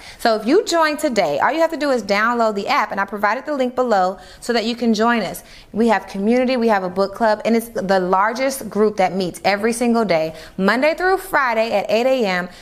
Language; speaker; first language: English; native; English